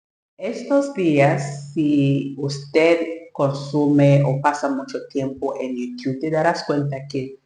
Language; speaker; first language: Spanish; non-native, learner; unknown